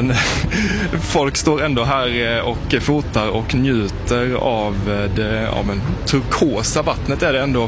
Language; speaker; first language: Swedish; native; Swedish